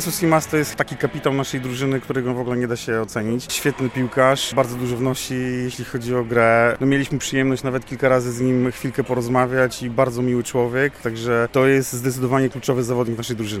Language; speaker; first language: Polish; native; Polish